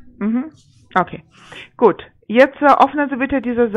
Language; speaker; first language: German; non-native, fluent; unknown